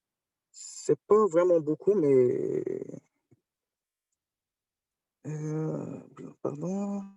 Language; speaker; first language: French; non-native, local second language; Arabic